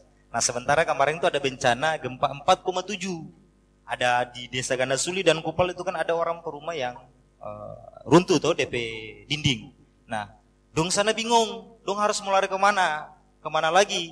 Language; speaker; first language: Indonesian; native; Indonesian